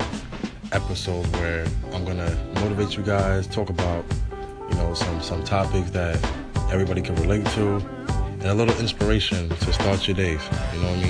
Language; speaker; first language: English; native; English